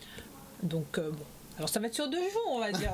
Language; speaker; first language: French; native; French